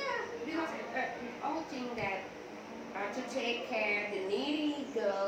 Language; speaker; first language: English; non-native, learner; Thai